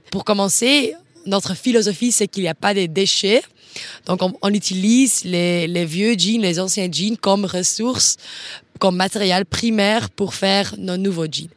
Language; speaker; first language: French; non-native, fluent; Dutch